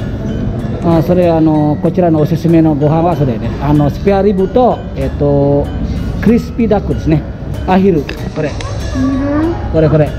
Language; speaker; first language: Japanese; non-native, fluent; Indonesian